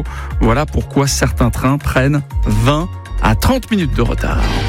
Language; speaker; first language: French; native; French